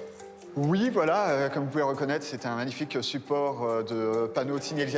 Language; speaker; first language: French; native; French